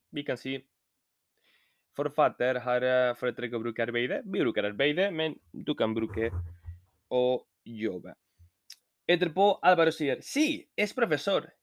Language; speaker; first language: Norwegian; non-native, learner; Spanish